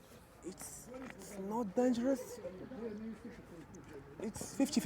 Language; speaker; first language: English; non-native, learner; Arabic